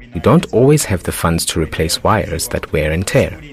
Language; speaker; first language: English; non-native, local second language; Tumbuka